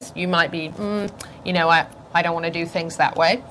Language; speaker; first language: English; native; English